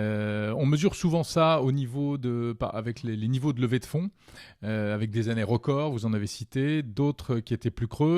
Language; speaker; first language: French; native; French